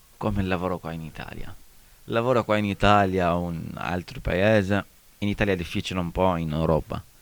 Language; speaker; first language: Italian; non-native, learner; Arabic